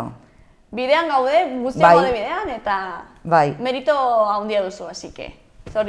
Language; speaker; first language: Basque; native; Basque